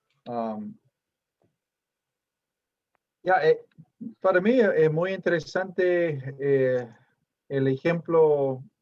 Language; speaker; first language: Spanish; non-native, fluent; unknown